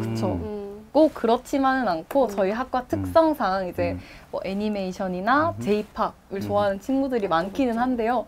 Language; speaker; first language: Korean; native; Korean